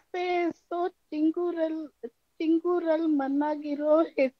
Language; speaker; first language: Korean; non-native, learner; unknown